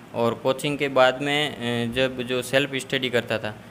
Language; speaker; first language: Hindi; native; Hindi